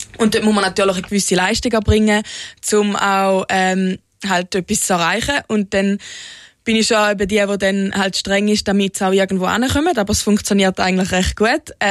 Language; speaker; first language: German; native; German